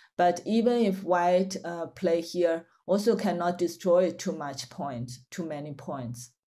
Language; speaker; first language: English; non-native, fluent; Chinese